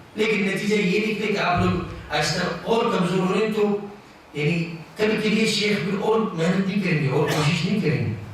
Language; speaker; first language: Urdu; non-native, local second language; Pashto